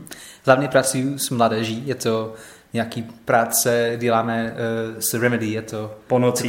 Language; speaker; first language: Czech; non-native, learner; English